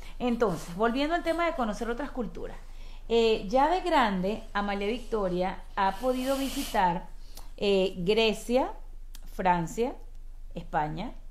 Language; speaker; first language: Spanish; native; Spanish